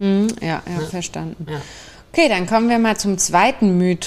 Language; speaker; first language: German; native; German